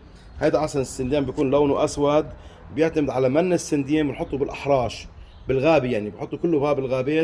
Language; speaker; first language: Arabic; native; Arabic